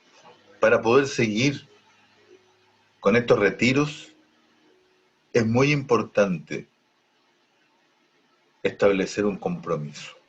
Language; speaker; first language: Spanish; native; Spanish